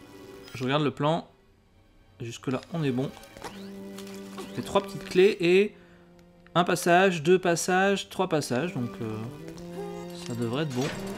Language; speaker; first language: French; native; French